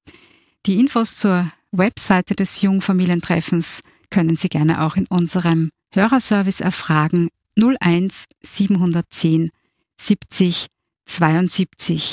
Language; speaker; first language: German; native; German